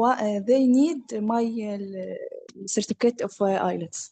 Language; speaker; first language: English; non-native, learner; Arabic